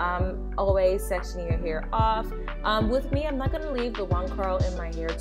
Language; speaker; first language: English; native; English